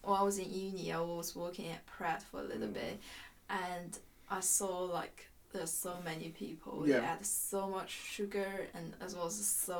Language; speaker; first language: English; non-native, fluent; Chinese